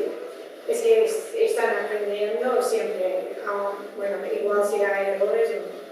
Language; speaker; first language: Spanish; non-native, fluent; Dutch